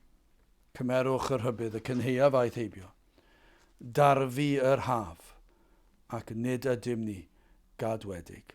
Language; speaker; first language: Welsh; native; Welsh